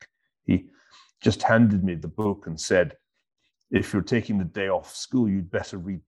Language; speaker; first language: English; native; English